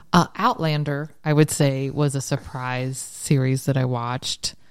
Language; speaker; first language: English; native; English